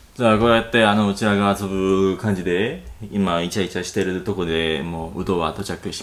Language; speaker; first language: Japanese; non-native, learner; Korean